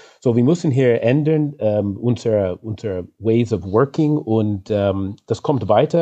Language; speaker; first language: German; non-native, fluent; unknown